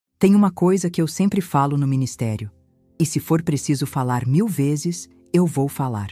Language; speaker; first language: Portuguese; native; Portuguese